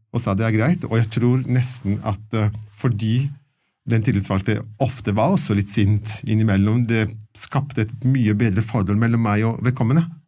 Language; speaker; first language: Norwegian; non-native, fluent; Italian